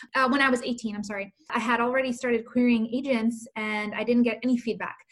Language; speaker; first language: English; early bilingual, other home language; Spanish